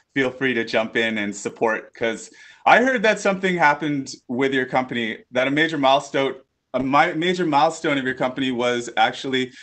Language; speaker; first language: English; native; English